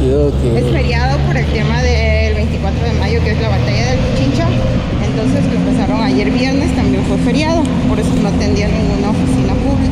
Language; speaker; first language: Spanish; native; Spanish